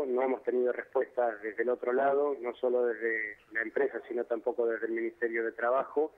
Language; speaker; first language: Spanish; native; Spanish